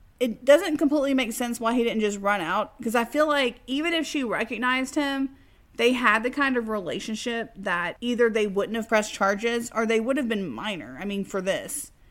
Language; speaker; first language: English; native; English